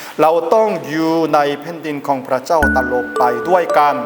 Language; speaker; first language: Thai; non-native, learner; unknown